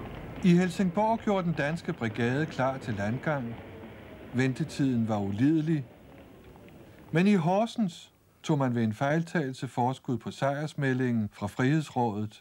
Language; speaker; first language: Danish; native; Danish